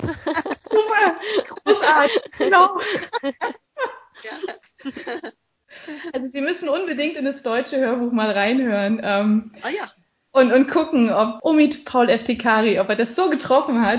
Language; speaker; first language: German; native; German